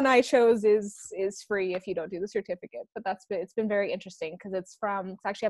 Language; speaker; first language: English; native; English